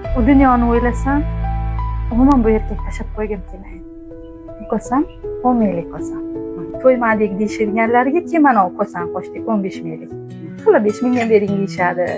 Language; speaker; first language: Uzbek; native; Uzbek